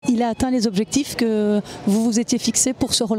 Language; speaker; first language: French; native; French